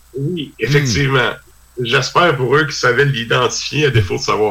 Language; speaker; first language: French; native; French